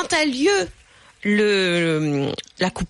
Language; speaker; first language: French; native; French